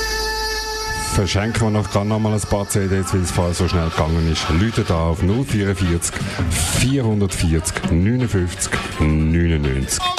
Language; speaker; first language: German; native; German